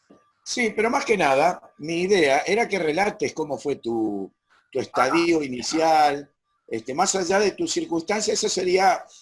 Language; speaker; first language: Spanish; native; Spanish